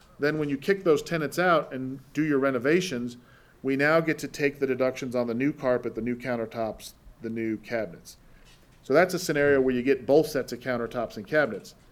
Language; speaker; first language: English; native; English